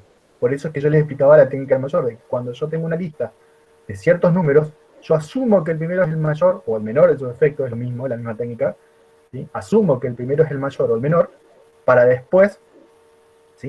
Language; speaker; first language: Spanish; native; Spanish